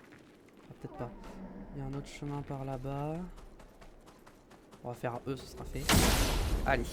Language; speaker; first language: French; native; French